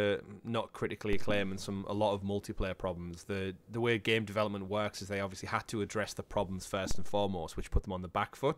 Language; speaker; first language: English; native; English